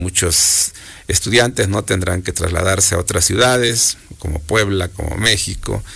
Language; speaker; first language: Spanish; native; Spanish